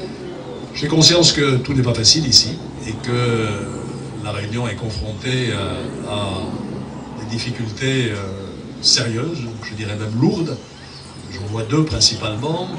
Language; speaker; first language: French; native; French